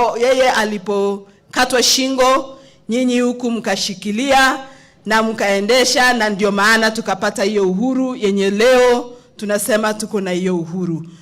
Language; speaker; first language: Swahili; non-native, local second language; Kalenjin